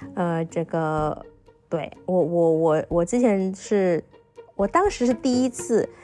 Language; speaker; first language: Chinese; non-native, fluent; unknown